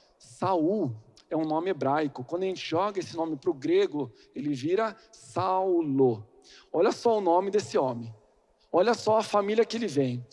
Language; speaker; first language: Portuguese; native; Portuguese